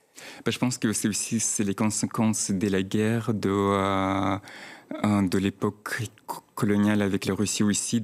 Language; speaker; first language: French; non-native, fluent; Chechen